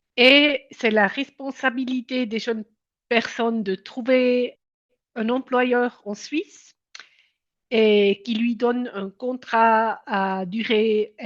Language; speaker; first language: French; non-native, local second language; German